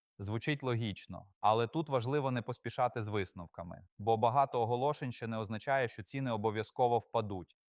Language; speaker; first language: Ukrainian; native; Ukrainian